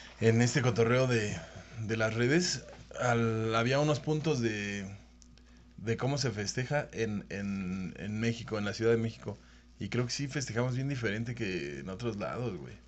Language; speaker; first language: Spanish; native; Spanish